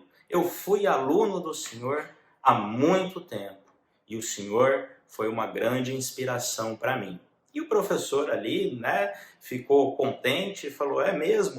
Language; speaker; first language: Portuguese; native; Portuguese